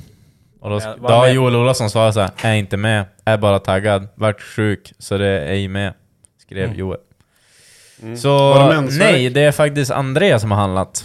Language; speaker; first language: Swedish; native; Swedish